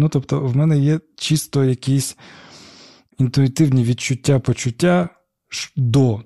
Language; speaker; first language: Ukrainian; non-native, local second language; Crimean Tatar